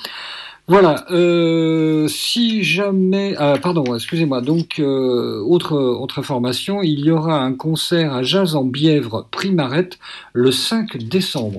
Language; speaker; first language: French; native; French